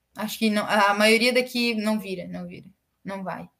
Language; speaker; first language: Portuguese; native; Portuguese